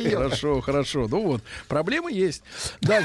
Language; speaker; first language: Russian; native; Russian